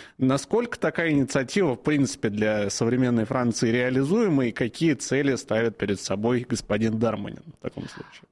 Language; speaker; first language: Russian; native; Russian